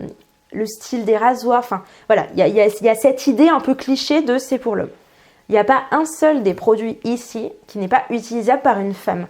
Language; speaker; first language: French; native; French